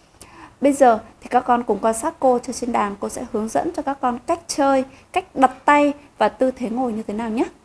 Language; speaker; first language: Vietnamese; native; Vietnamese